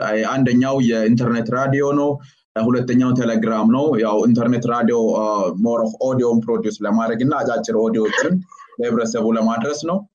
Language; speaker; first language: Amharic; native; Amharic